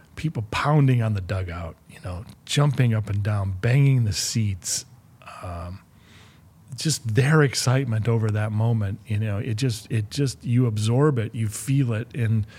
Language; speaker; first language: English; native; English